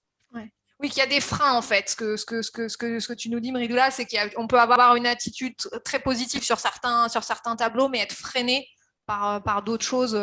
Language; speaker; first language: French; native; French